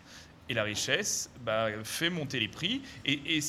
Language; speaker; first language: French; native; French